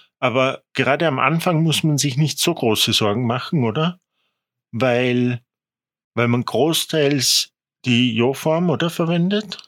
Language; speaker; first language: German; native; German